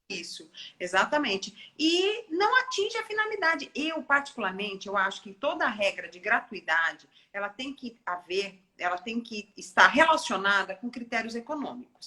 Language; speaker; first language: Portuguese; native; Portuguese